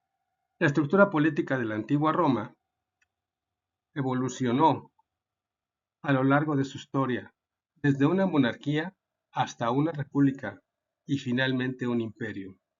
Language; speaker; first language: Spanish; native; Spanish